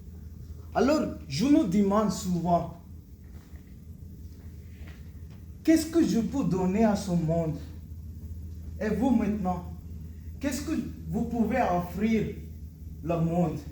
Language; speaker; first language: French; non-native, learner; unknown